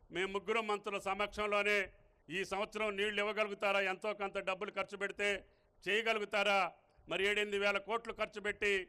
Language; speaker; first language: Telugu; native; Telugu